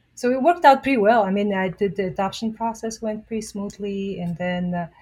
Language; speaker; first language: English; non-native, fluent; Mongolian